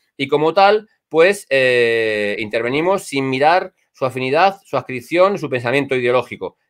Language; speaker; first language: Spanish; native; Spanish